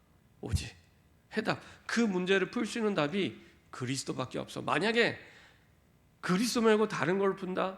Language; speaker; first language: Korean; native; Korean